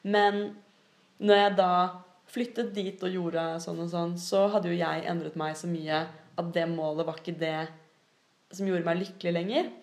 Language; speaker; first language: Norwegian; native; Norwegian